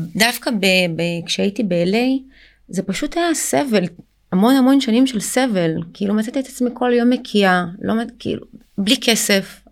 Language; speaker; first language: Hebrew; early bilingual, other home language; Russian